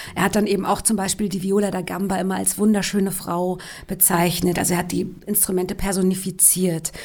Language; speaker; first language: German; native; German